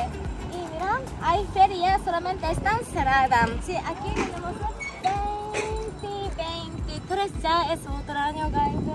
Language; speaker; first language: Spanish; non-native, learner; Japanese